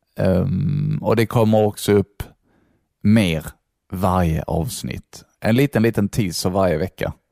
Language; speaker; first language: Swedish; native; Swedish